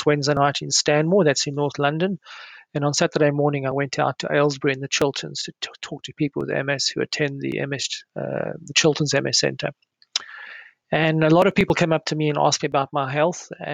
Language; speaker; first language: English; native; English